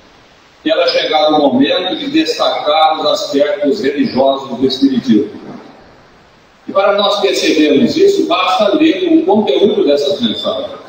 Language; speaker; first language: Portuguese; native; Portuguese